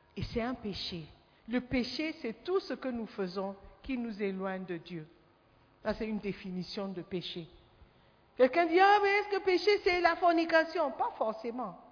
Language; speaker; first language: French; non-native, fluent; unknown